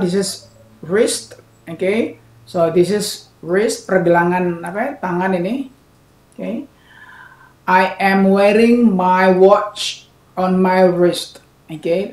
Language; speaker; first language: English; non-native, fluent; Indonesian